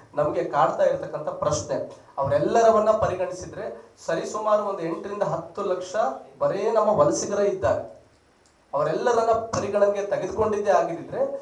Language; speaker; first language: Kannada; non-native, local second language; Lambadi